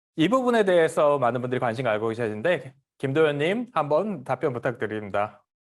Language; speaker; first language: Korean; native; Korean